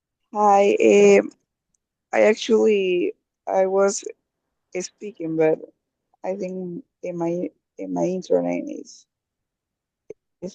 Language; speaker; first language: English; non-native, learner; Spanish